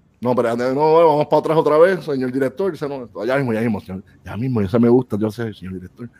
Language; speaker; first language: Spanish; native; Spanish